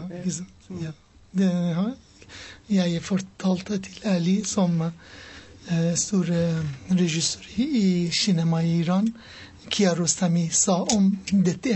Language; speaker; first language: Norwegian; non-native, learner; Persian